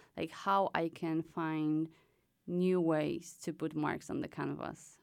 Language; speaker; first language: English; non-native, fluent; Polish